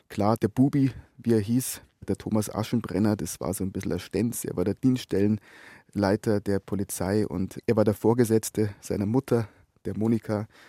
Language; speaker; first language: German; native; German